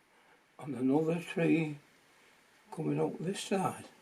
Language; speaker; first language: English; native; English